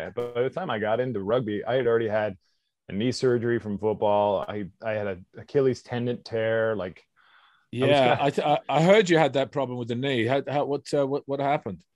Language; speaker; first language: English; native; English